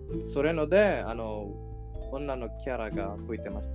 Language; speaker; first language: Japanese; non-native, learner; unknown